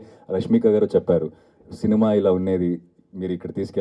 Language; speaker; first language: Telugu; non-native, fluent; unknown